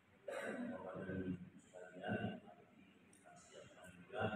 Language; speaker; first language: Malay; non-native, local second language; Javanese